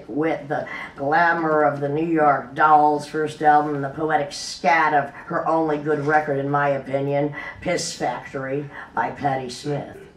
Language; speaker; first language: English; native; English